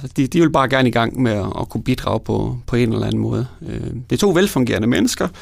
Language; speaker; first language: Danish; native; Danish